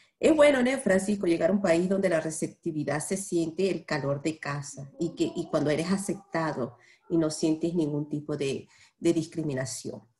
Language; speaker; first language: Spanish; native; Spanish